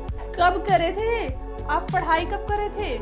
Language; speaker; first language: Hindi; native; Hindi